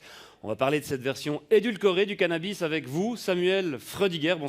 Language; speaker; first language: French; native; French